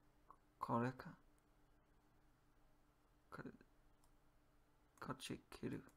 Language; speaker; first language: Japanese; non-native, learner; English